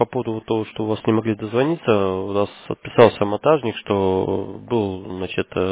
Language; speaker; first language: Russian; native; Russian